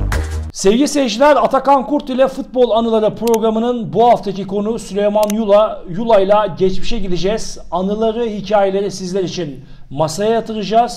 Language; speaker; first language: Turkish; native; Turkish